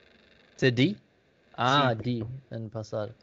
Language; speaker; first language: Spanish; non-native, learner; Danish